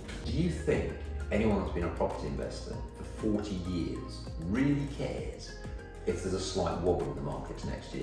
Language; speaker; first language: English; native; English